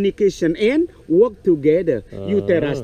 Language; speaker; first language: English; non-native, learner; Balinese